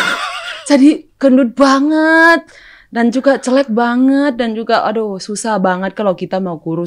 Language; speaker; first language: Indonesian; non-native, fluent; Thai